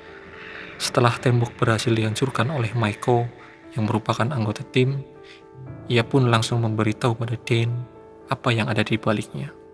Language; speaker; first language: Indonesian; native; Indonesian